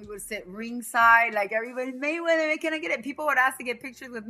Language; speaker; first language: English; early bilingual, other home language; Spanish